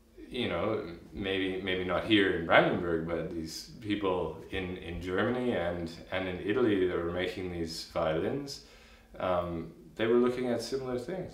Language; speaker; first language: English; native; English